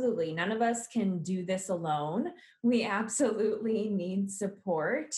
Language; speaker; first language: English; native; English